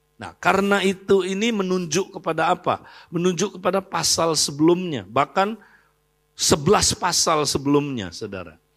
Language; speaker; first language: Indonesian; native; Indonesian